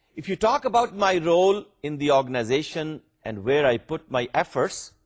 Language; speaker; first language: English; non-native, local second language; Urdu